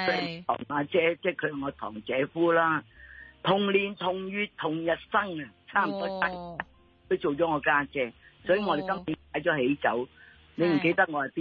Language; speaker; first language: Cantonese; native; Cantonese